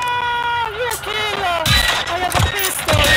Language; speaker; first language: English; non-native, learner; Hungarian